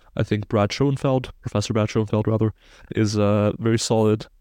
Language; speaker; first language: English; non-native, fluent; German